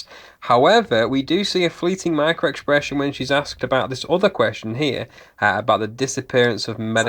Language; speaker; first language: English; native; English